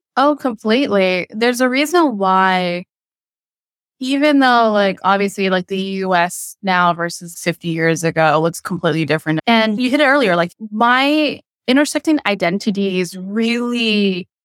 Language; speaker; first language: English; early bilingual, other home language; Western Cham